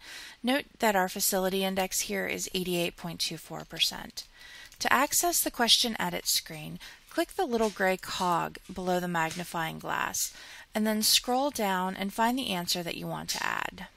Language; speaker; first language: English; native; English